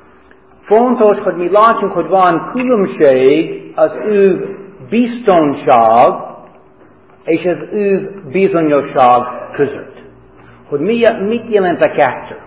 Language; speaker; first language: Hungarian; non-native, fluent; English